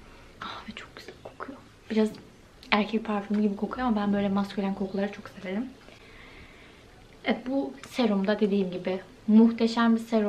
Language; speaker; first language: Turkish; native; Turkish